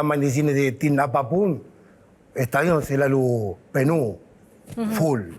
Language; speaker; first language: Indonesian; non-native, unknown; Spanish